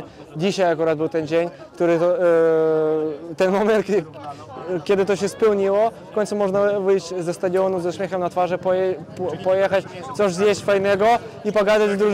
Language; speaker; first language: Polish; non-native, fluent; Russian